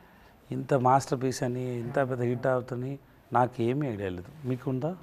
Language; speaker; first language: Telugu; non-native, learner; Tamil